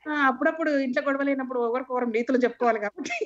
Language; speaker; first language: Telugu; native; Telugu